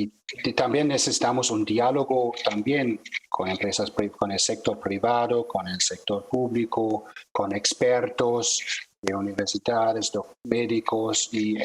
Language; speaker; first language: Spanish; non-native, fluent; German